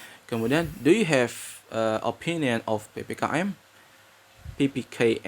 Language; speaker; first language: English; non-native, fluent; Indonesian